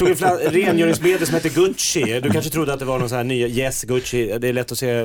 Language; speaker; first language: Swedish; native; Swedish